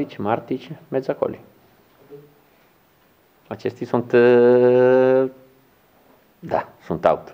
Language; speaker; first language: Romanian; non-native, learner; Italian